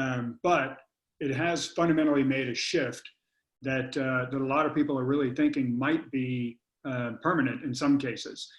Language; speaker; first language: English; native; English